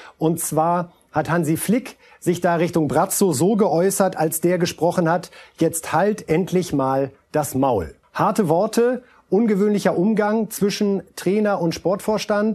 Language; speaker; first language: German; native; German